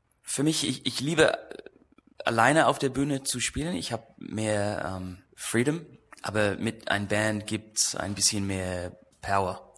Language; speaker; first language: German; non-native, learner; English